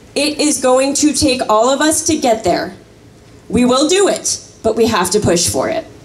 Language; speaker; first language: English; native; English